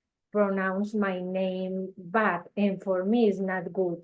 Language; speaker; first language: English; non-native, learner; Spanish